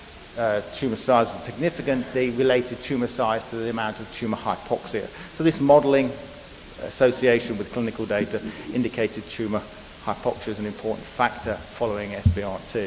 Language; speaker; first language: English; native; English